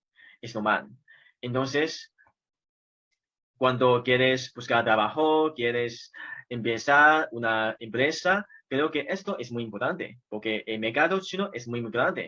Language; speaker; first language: Spanish; non-native, fluent; Chinese